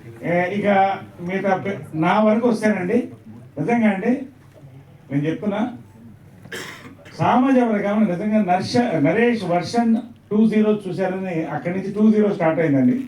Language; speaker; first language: Telugu; native; Telugu